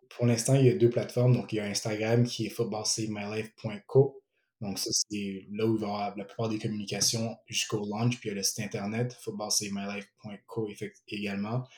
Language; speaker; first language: French; early bilingual, other home language; Ewe